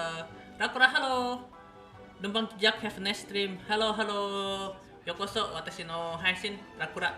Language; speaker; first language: Japanese; non-native, learner; Indonesian